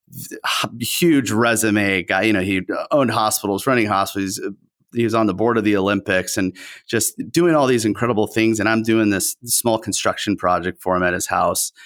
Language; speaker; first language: English; early bilingual, other home language; Spanish